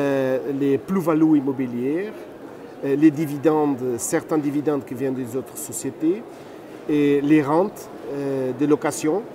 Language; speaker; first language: French; non-native, fluent; Portuguese